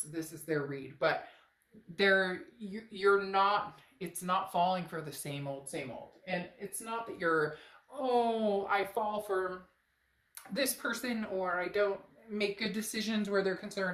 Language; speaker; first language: English; native; English